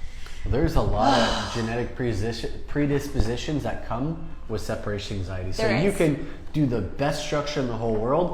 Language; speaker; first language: English; native; English